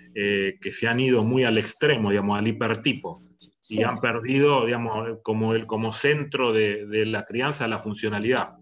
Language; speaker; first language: Spanish; native; Spanish